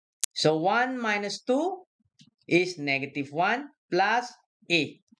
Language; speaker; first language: English; non-native, local second language; Malay